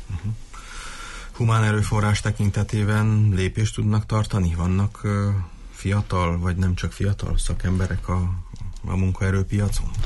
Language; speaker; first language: Hungarian; native; Hungarian